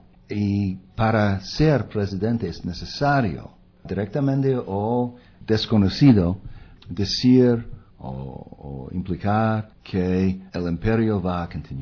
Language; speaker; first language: Spanish; non-native, fluent; English